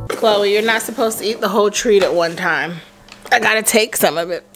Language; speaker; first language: English; native; English